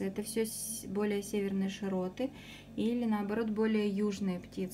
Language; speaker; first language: Russian; native; Russian